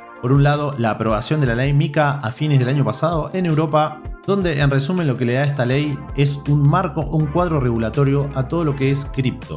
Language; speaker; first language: Spanish; native; Spanish